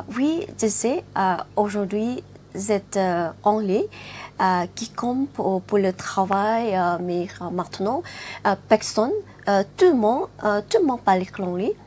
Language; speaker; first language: French; non-native, learner; Thai